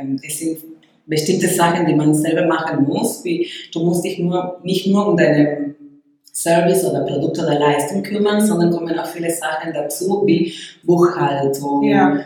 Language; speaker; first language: German; non-native, fluent; Spanish